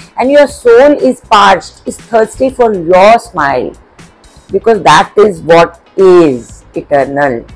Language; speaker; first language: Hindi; non-native, local second language; Marathi